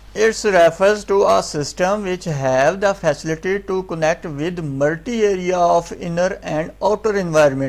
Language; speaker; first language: English; non-native, local second language; Urdu